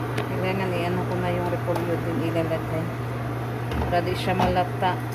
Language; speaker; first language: Filipino; non-native, local second language; Cebuano